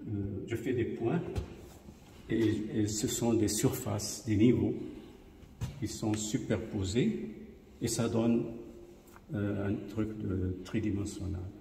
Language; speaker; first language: French; non-native, local second language; Arabic